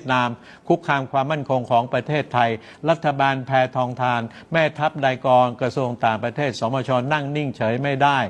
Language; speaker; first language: Thai; native; Thai